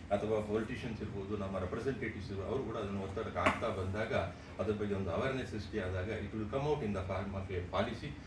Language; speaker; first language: Kannada; non-native, local second language; Kodava